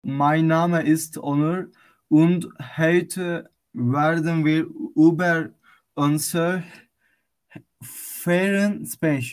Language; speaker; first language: German; non-native, learner; Turkish